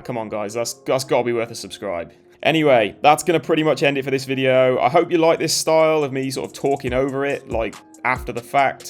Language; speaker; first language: English; native; English